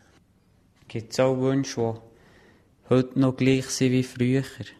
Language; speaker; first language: German; native; German